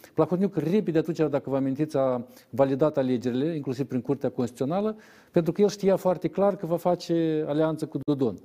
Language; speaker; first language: Romanian; native; Romanian